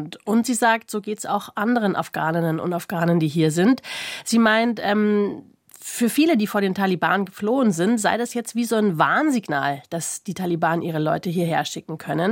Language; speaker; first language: German; native; German